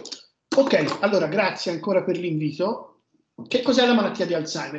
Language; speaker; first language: Italian; native; Italian